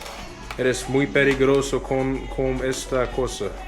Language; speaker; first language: Spanish; non-native, learner; English